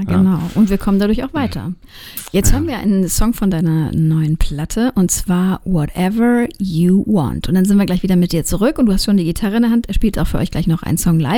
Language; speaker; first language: German; native; German